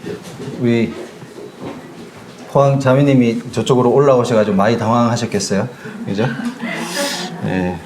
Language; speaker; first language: Korean; native; Korean